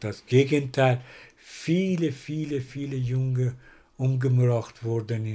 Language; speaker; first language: German; non-native, learner; Persian